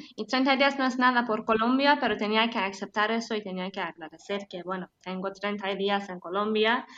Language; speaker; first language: Spanish; non-native, fluent; Persian